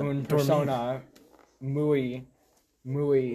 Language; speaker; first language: Spanish; non-native, learner; English